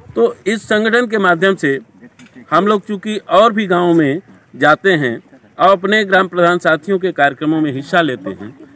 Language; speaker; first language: Hindi; native; Hindi